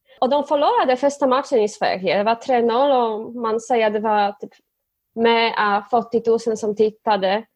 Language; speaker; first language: Swedish; non-native, fluent; Polish